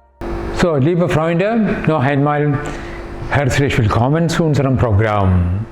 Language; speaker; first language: German; non-native, fluent; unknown